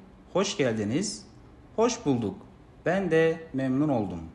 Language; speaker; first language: Turkish; non-native, fluent; Kazakh